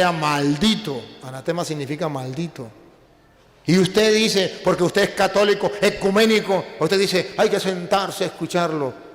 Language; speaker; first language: Spanish; native; Spanish